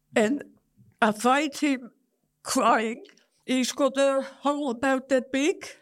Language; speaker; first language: English; non-native, fluent; Dutch